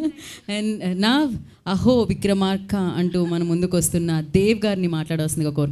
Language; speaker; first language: Telugu; native; Telugu